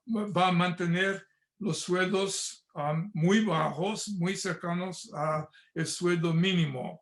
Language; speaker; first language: Spanish; non-native, fluent; English